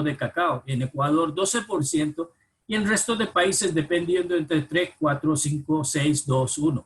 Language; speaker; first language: Spanish; non-native, fluent; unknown